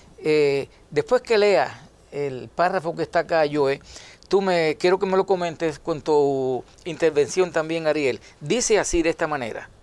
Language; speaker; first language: Spanish; native; Spanish